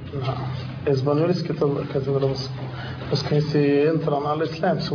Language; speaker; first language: Spanish; non-native, learner; Arabic